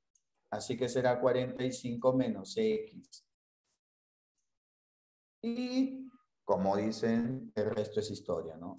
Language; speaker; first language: Spanish; native; Spanish